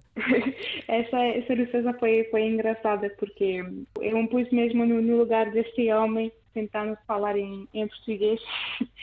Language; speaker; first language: Portuguese; non-native, fluent; French